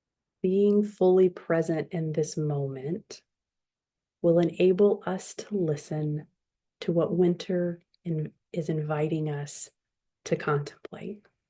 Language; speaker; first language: English; native; English